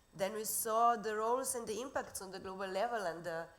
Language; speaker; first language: English; non-native, fluent; Slovenian